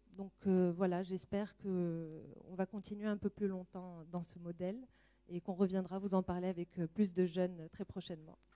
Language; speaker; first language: French; non-native, local second language; Arabic